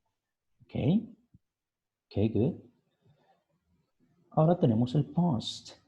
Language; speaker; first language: Spanish; native; Spanish